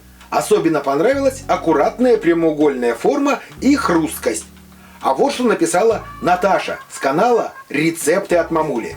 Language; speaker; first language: Russian; native; Russian